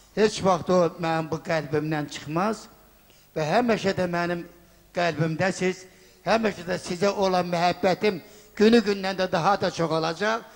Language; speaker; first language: Azerbaijani; non-native, local second language; Avaric